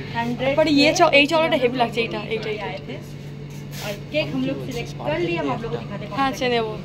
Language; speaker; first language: Hindi; non-native, local second language; Bangla